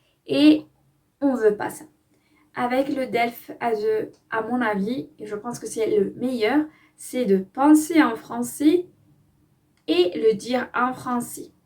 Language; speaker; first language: French; non-native, fluent; Spanish